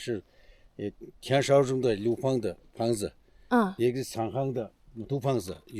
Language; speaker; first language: Chinese; non-native, local second language; Kazakh